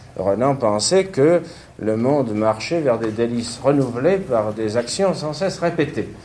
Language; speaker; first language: French; native; French